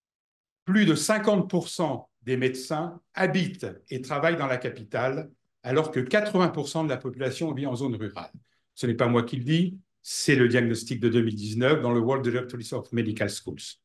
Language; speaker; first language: French; native; French